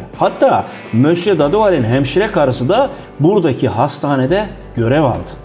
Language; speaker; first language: Turkish; native; Turkish